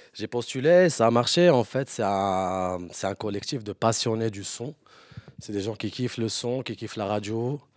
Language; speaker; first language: French; non-native, local second language; Arabic